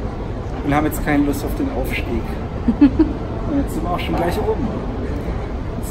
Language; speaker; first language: German; native; German